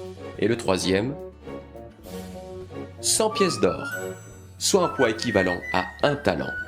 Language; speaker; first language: French; native; French